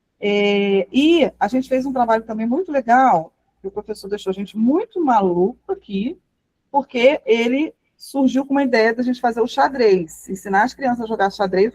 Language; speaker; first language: Portuguese; native; Portuguese